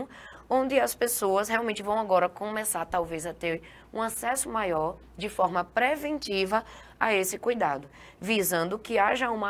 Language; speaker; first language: Portuguese; native; Portuguese